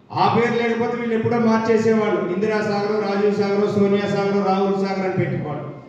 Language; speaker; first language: Telugu; native; Telugu